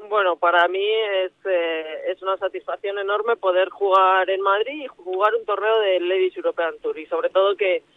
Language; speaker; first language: Spanish; native; Spanish